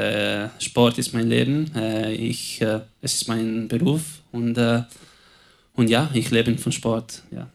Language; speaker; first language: German; non-native, local second language; Italian